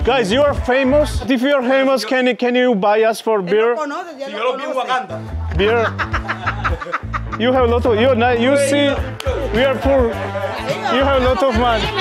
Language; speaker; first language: English; non-native, learner; Georgian